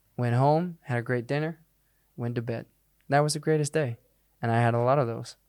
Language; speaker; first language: English; non-native, fluent; Danish